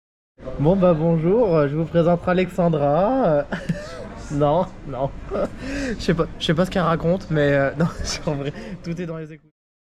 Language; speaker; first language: French; native; French